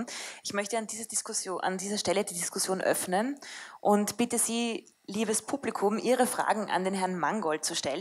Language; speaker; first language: German; native; German